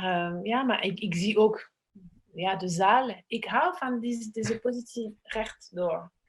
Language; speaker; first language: Dutch; non-native, fluent; French